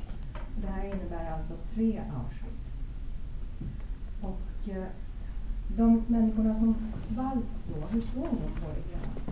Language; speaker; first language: Swedish; non-native, fluent; Chinese